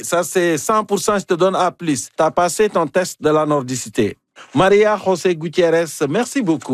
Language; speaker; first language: French; native; French